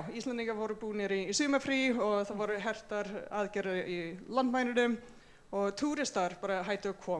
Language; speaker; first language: Icelandic; non-native, fluent; English